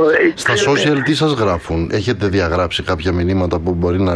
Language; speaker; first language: Greek; native; Greek